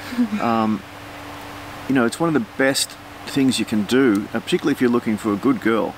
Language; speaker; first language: English; native; English